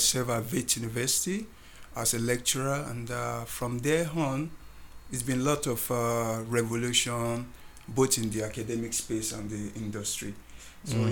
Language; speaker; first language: English; non-native, local second language; Yoruba